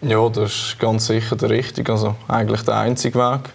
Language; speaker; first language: German; native; German